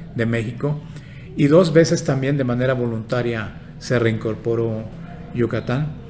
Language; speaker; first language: Spanish; non-native, local second language; Yucateco